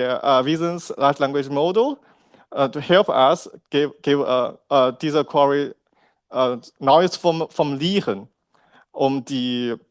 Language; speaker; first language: German; non-native, learner; Chinese